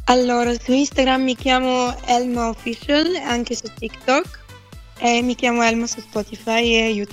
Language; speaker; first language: Italian; non-native, fluent; Bulgarian